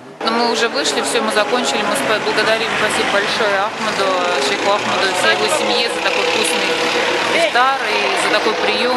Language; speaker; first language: Russian; native; Russian